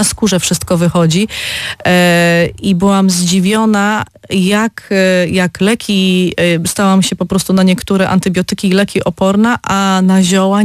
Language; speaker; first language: Polish; native; Polish